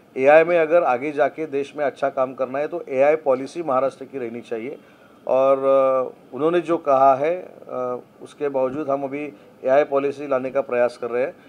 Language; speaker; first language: Hindi; non-native, local second language; Marathi